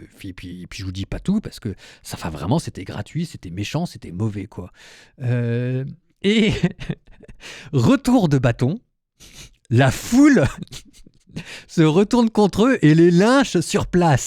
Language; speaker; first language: French; native; French